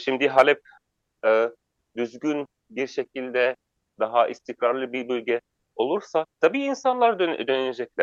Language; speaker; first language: Turkish; non-native, fluent; Arabic